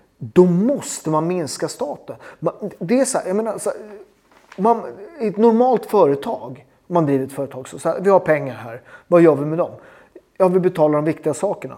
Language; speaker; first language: Swedish; native; Swedish